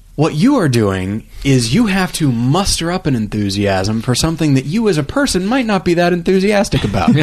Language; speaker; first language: English; native; English